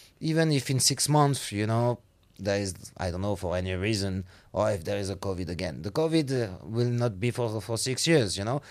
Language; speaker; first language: English; non-native, fluent; French